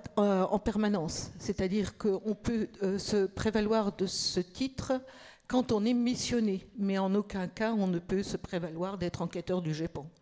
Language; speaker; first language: French; native; French